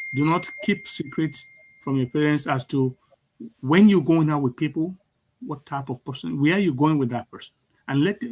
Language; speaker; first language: English; non-native, local second language; Yoruba